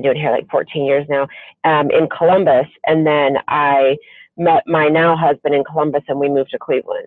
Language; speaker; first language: English; native; English